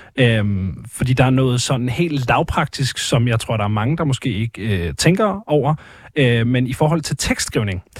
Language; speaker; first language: Danish; native; Danish